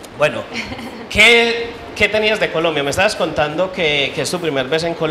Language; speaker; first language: Spanish; native; Spanish